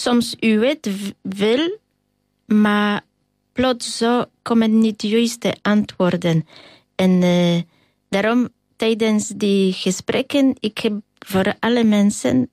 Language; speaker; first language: Dutch; non-native, learner; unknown